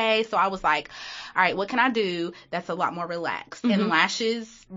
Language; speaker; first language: English; native; English